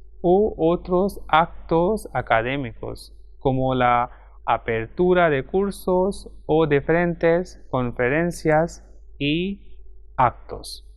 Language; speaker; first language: Spanish; non-native, fluent; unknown